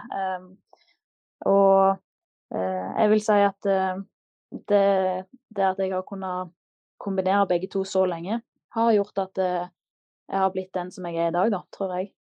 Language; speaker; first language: Norwegian; native; Norwegian